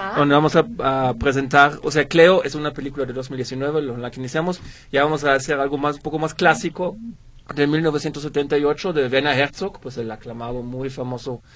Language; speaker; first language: Spanish; non-native, fluent; German